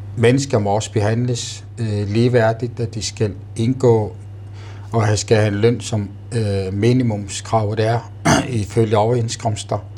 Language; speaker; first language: Danish; non-native, local second language; Kalaallisut